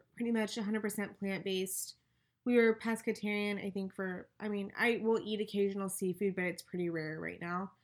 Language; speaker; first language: English; native; English